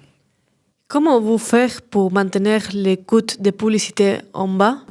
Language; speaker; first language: French; non-native, learner; Spanish